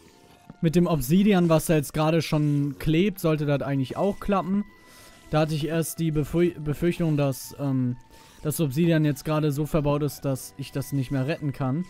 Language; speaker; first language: German; native; German